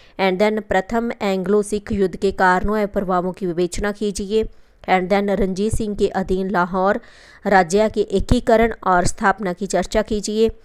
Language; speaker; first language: Hindi; non-native, local second language; Punjabi